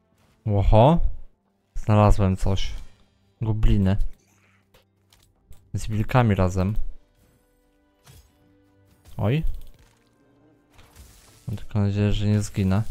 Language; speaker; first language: Polish; native; Polish